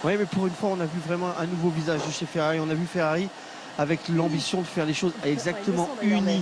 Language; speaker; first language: French; native; French